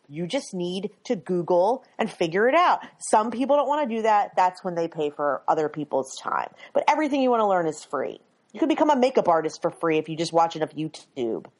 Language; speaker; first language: English; native; English